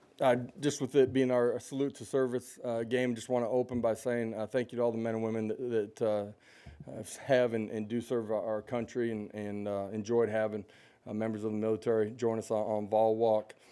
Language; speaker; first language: English; native; English